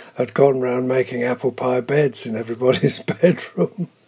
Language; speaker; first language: English; native; English